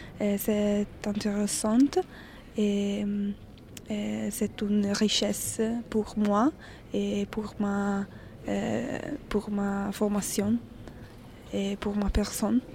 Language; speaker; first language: French; non-native, learner; Italian